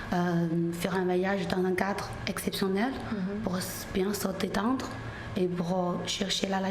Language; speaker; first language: French; non-native, learner; Chinese